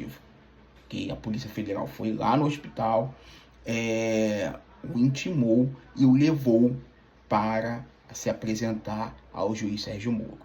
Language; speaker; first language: Portuguese; native; Portuguese